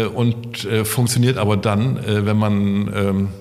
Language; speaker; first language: German; native; German